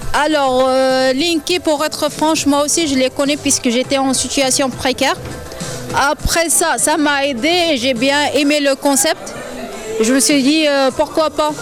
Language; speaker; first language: French; non-native, local second language; Arabic